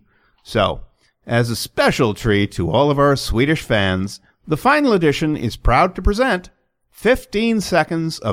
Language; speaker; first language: English; native; English